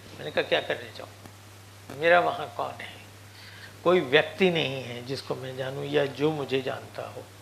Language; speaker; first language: Hindi; non-native, local second language; Punjabi